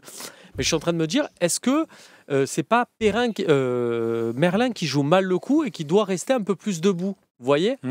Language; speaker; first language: French; native; French